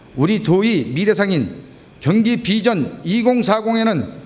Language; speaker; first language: Korean; native; Korean